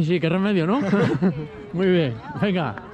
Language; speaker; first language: Spanish; native; Spanish